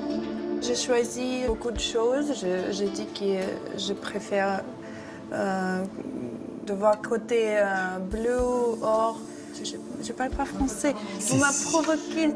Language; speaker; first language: French; non-native, learner; Russian